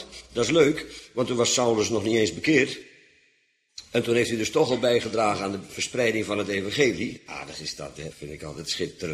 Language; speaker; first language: Dutch; native; Dutch